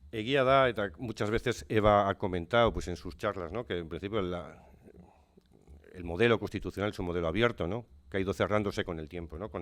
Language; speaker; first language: Spanish; native; Spanish